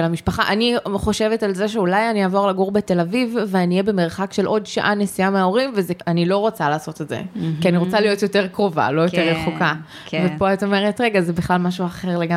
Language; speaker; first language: Hebrew; native; Hebrew